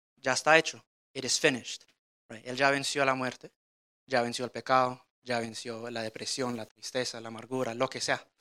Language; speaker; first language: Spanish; early bilingual, heritage; Spanish